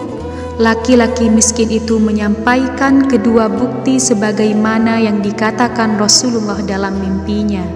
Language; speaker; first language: Indonesian; native; Indonesian